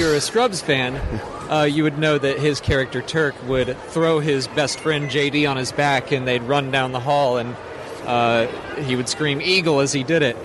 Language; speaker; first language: English; native; English